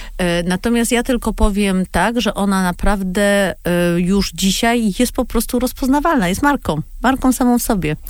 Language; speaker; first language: Polish; native; Polish